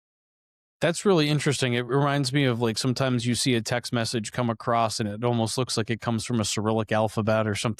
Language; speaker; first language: English; native; English